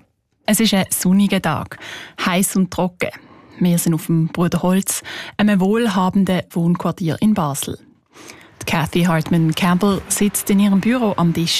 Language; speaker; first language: German; native; German